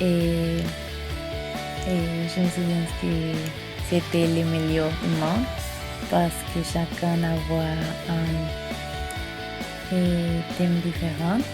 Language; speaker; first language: French; non-native, learner; Spanish